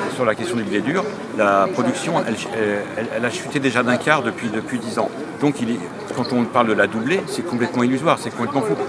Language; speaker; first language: French; native; French